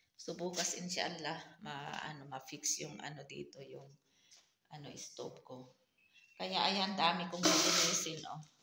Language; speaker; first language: Filipino; native; Filipino